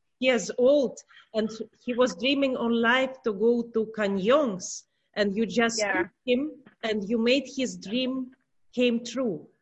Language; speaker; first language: English; non-native, learner; Russian